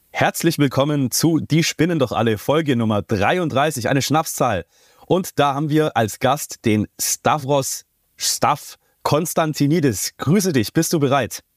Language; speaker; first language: German; native; German